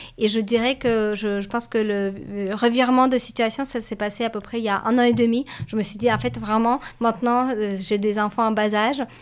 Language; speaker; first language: French; non-native, fluent; Russian